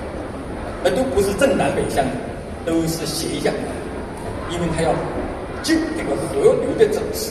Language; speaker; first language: Chinese; native; Chinese